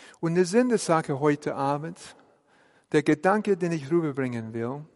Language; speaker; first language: German; non-native, fluent; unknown